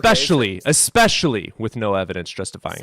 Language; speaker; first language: English; native; English